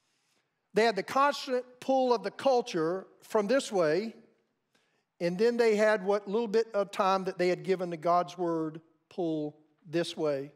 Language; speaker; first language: English; native; English